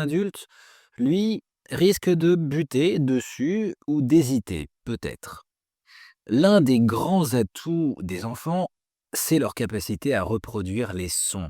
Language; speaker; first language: French; native; French